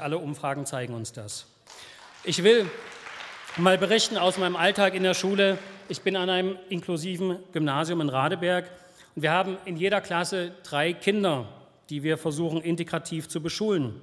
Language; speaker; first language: German; native; German